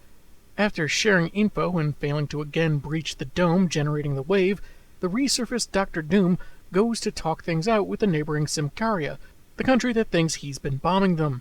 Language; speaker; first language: English; native; English